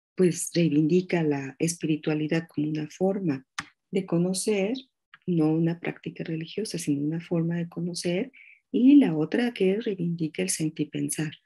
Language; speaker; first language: Spanish; native; Spanish